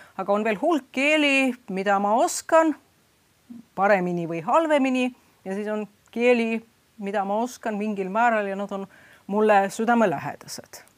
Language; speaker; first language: Estonian; non-native, fluent; Russian